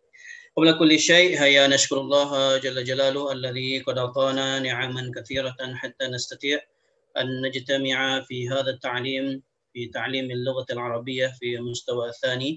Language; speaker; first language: Arabic; non-native, fluent; Indonesian